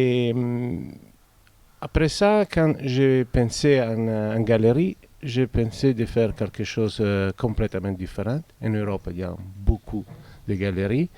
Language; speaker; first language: French; non-native, fluent; Italian